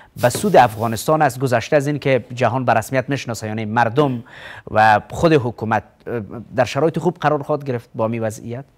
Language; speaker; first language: Persian; native; Persian